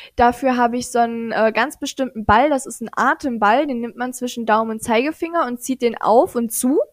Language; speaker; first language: German; native; German